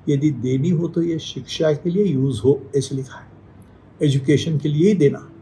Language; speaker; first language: Hindi; non-native, local second language; Marathi